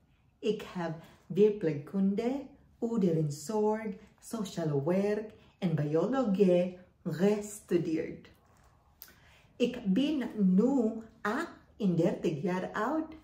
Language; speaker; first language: Dutch; non-native, learner; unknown